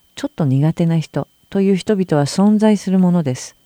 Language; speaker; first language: Japanese; native; Japanese